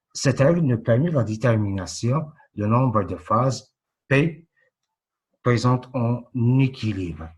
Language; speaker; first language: French; non-native, local second language; Arabic